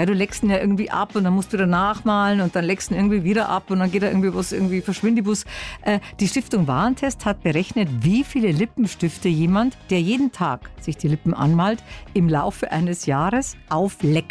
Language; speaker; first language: German; native; German